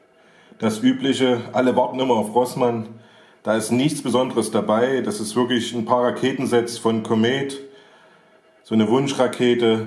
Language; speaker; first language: German; native; German